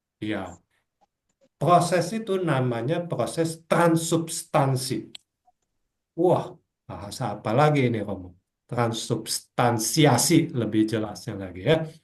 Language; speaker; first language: Indonesian; native; Indonesian